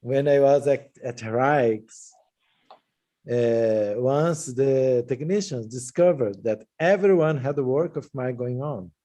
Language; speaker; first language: English; non-native, fluent; Portuguese